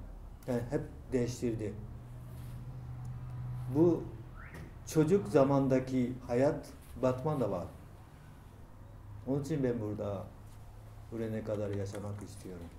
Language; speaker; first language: Turkish; non-native, learner; Japanese